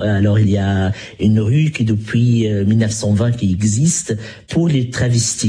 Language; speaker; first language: French; non-native, local second language; Arabic